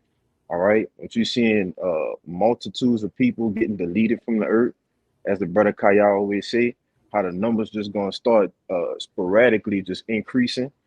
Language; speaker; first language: English; native; English